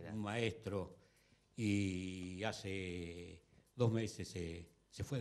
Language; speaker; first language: Spanish; native; Spanish